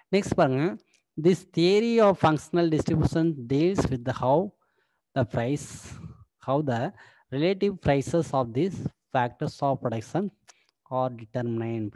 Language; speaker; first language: English; non-native, local second language; Tamil